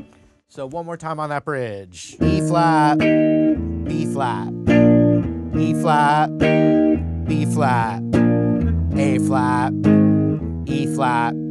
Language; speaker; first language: English; native; English